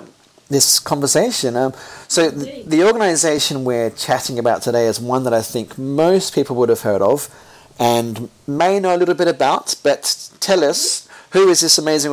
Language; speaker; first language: English; native; English